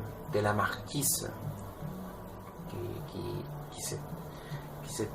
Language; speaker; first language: French; non-native, learner; Spanish